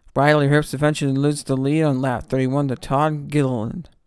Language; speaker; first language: English; native; English